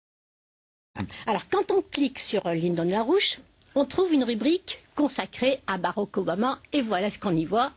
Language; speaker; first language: French; native; French